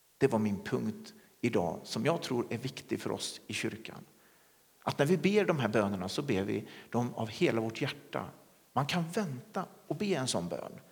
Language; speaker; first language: Swedish; native; Swedish